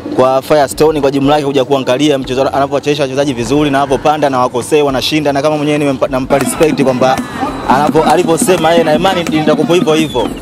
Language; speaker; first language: Swahili; native; Swahili